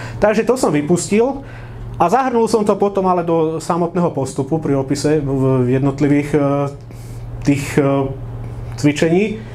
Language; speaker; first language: Slovak; native; Slovak